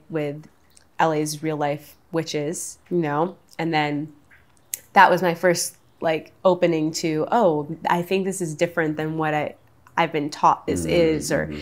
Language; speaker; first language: English; native; English